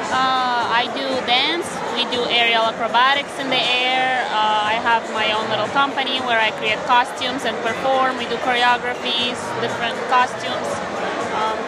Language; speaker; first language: English; non-native, fluent; Ukrainian